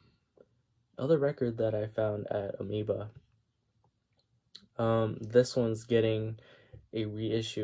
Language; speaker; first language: English; native; English